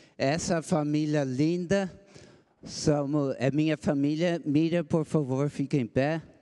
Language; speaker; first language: Portuguese; early bilingual, other home language; English